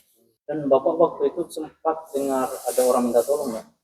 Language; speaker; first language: Indonesian; native; Indonesian